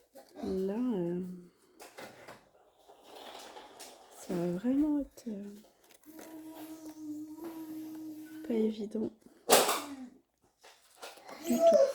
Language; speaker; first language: French; native; French